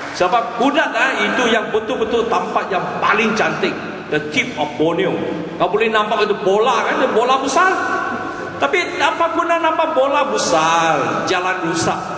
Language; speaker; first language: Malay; non-native, local second language; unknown